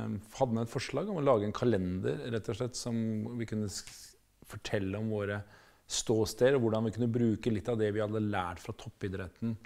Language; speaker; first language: Norwegian; native; Norwegian